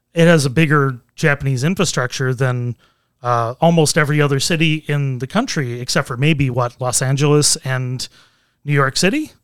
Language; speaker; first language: English; native; English